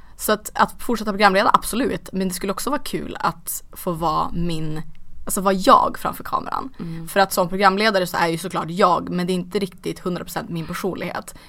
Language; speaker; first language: Swedish; native; Swedish